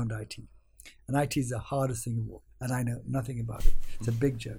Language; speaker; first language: English; native; English